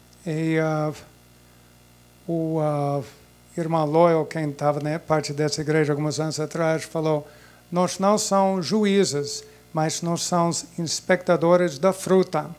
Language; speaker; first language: Portuguese; non-native, fluent; English